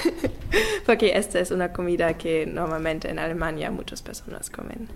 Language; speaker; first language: Spanish; non-native, learner; German